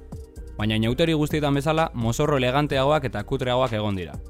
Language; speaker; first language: Basque; native; Basque